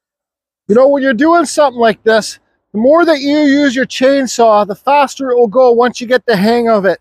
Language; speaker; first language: English; native; English